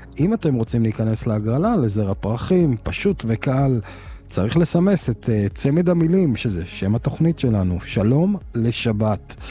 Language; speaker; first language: Hebrew; native; Hebrew